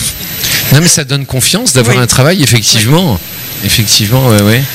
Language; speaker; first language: French; native; French